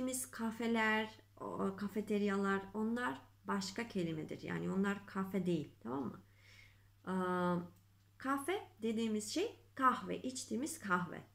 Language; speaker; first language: Turkish; non-native, fluent; Macedonian